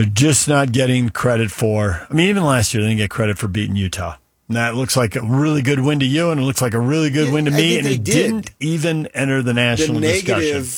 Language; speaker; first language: English; native; English